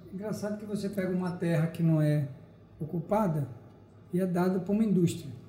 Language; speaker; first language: Portuguese; native; Portuguese